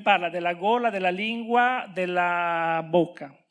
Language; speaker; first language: Italian; native; Italian